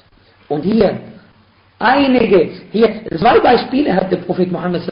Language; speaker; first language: German; non-native, fluent; Arabic